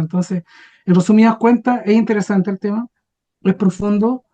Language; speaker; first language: Spanish; native; Spanish